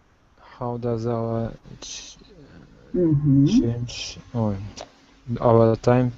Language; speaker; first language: English; non-native, learner; Russian